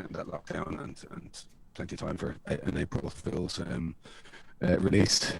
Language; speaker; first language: English; native; English